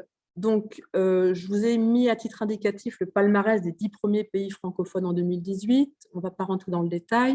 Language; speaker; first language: French; native; French